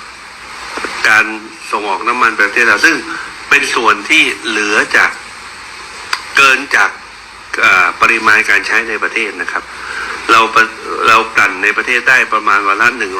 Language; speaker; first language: Thai; native; Thai